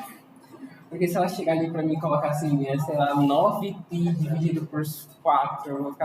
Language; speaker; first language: Portuguese; native; Portuguese